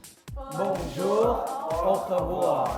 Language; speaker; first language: French; non-native, learner; Thai